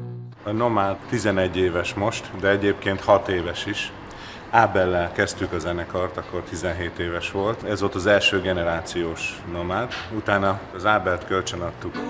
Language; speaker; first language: Hungarian; native; Hungarian